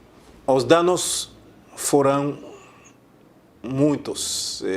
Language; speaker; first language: Portuguese; non-native, fluent; Haitian Creole